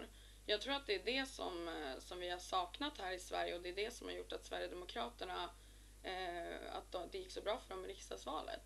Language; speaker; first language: Swedish; native; Swedish